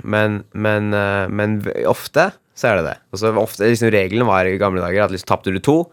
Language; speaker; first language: Norwegian; native; Norwegian